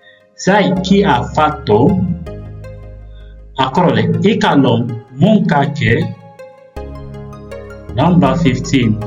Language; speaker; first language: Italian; non-native, local second language; Mandingo